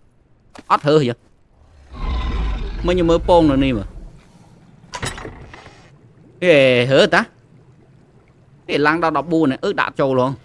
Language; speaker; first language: Khmer; native; Khmer